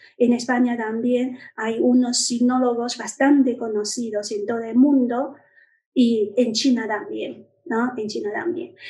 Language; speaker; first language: Spanish; non-native, fluent; Chinese